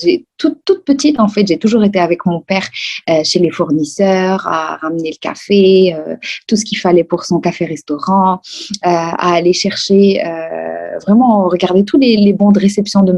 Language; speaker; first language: French; non-native, local second language; Arabic